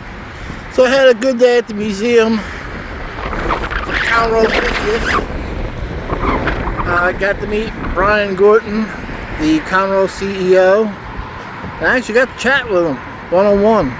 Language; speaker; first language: English; native; English